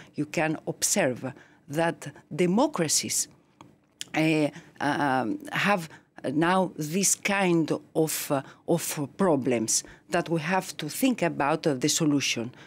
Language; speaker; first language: English; non-native, fluent; Greek